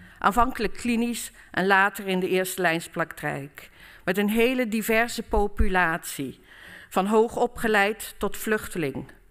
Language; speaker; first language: Dutch; native; Dutch